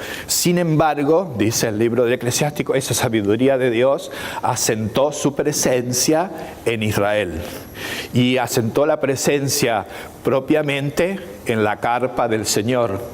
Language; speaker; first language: Spanish; native; Spanish